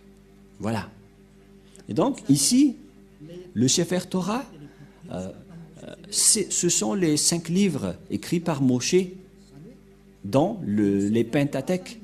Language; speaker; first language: French; non-native, local second language; Malagasy